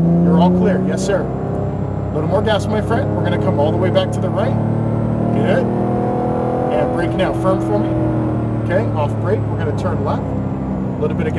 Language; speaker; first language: English; native; English